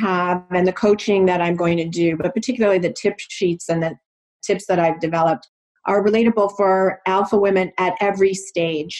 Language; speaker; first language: English; native; English